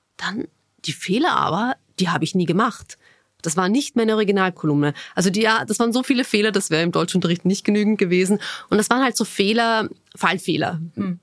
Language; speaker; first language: German; early bilingual, other home language; Bosnian